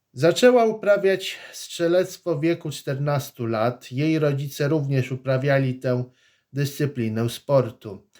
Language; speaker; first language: Polish; native; Polish